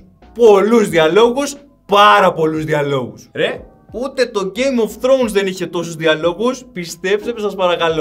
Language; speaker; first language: Greek; native; Greek